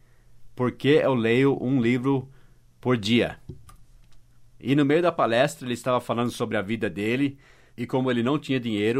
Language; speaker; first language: Portuguese; non-native, fluent; English